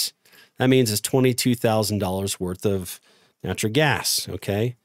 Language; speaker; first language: English; native; English